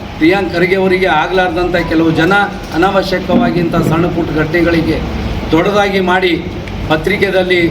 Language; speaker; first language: Kannada; non-native, local second language; Lambadi